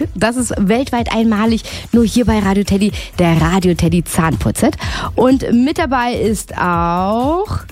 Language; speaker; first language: German; native; German